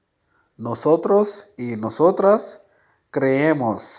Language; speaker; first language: Spanish; non-native, fluent; Urdu